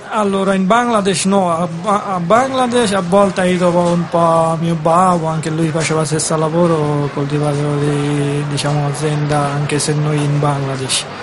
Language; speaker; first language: Italian; non-native, learner; Bangla